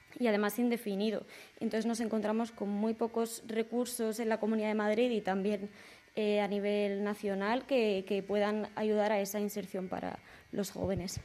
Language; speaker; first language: Spanish; native; Spanish